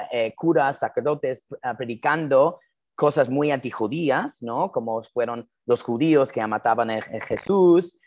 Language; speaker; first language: Spanish; non-native, fluent; English